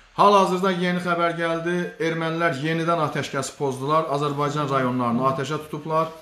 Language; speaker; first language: Azerbaijani; native; Azerbaijani